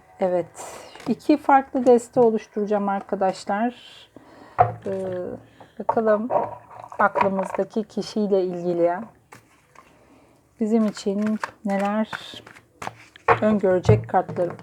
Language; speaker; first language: Turkish; native; Turkish